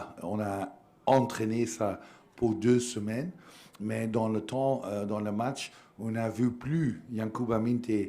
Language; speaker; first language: French; non-native, learner; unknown